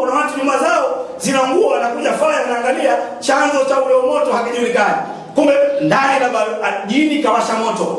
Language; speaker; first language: Swahili; native; Swahili